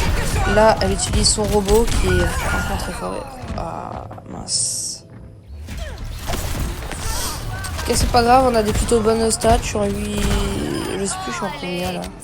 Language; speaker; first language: French; native; French